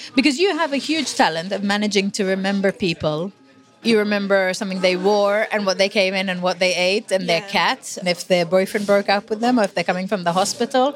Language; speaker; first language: English; non-native, fluent; Hebrew